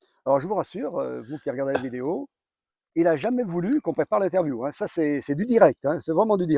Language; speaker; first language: French; native; French